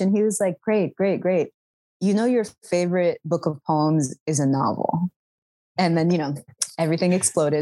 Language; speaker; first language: English; early bilingual, other home language; Arabic